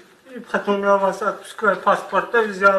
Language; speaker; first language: Russian; non-native, learner; Tajik